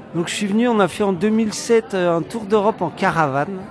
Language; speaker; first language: French; native; French